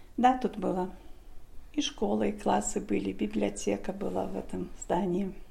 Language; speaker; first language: Russian; non-native, local second language; Polish